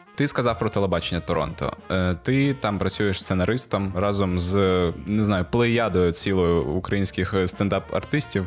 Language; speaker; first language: Ukrainian; native; Ukrainian